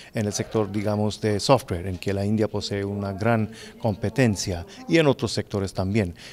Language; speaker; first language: Spanish; non-native, fluent; Hindi